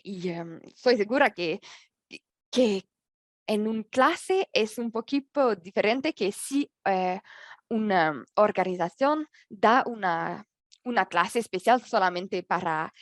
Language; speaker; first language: Spanish; non-native, learner; French